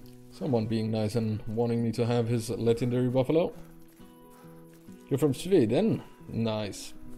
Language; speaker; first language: English; non-native, fluent; Danish